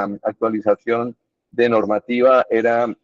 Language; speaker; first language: Spanish; native; Spanish